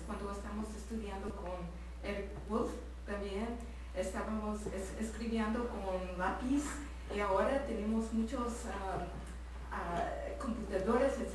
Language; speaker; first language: Spanish; non-native, learner; English